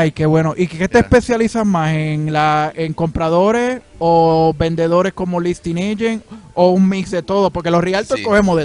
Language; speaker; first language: Spanish; native; Spanish